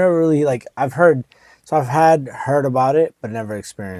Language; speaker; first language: English; native; English